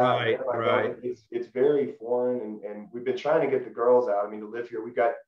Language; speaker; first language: English; native; English